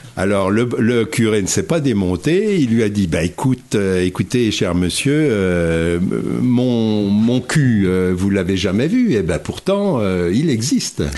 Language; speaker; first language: French; native; French